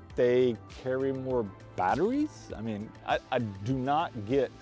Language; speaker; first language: English; native; English